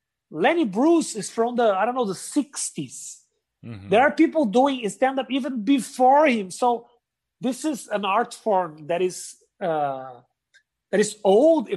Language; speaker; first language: English; non-native, fluent; Portuguese